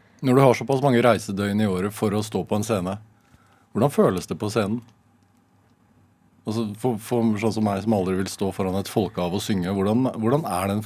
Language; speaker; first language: Norwegian; native; Norwegian